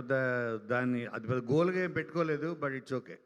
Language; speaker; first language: Telugu; native; Telugu